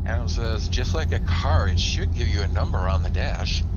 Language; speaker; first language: English; native; English